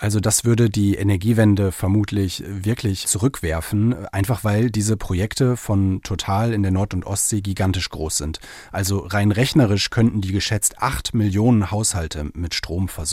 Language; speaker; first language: German; native; German